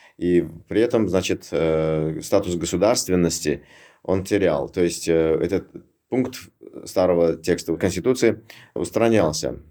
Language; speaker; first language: Russian; non-native, local second language; Uzbek